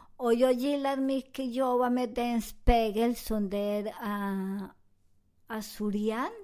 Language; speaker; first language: Swedish; non-native, learner; Spanish